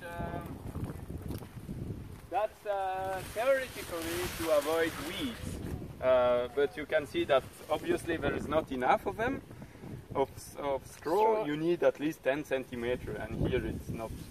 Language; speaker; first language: English; non-native, fluent; French